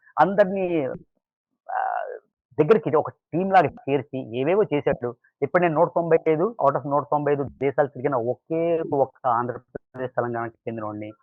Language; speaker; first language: Telugu; native; Telugu